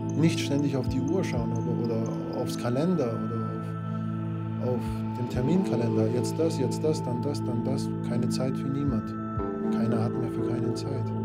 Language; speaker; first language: German; early bilingual, other home language; Pashto